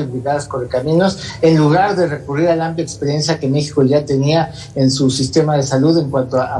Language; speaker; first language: Spanish; native; Spanish